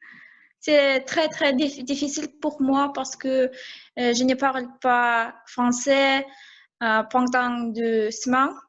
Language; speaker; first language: French; non-native, learner; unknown